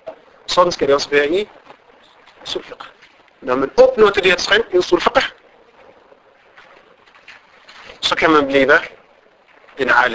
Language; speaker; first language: Danish; non-native, fluent; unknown